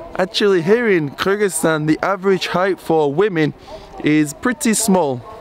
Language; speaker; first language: English; native; English